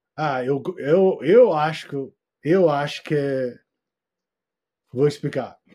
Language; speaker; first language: Portuguese; non-native, learner; English